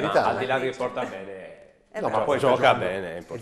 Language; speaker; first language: Italian; native; Italian